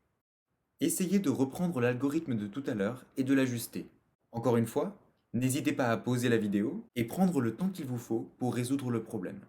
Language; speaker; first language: French; native; French